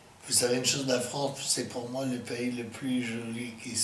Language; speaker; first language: French; non-native, fluent; English